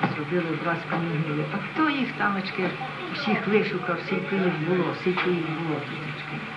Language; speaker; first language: Ukrainian; native; Ukrainian